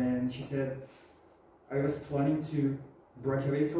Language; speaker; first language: English; non-native, fluent; Turkish